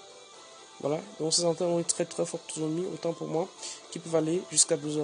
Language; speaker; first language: French; native; French